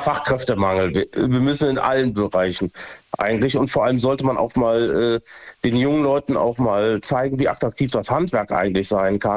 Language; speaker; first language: German; native; German